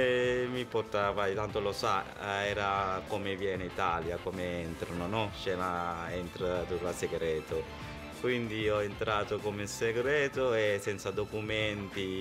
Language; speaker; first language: Italian; non-native, learner; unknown